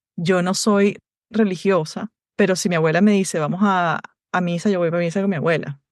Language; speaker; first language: Spanish; native; Spanish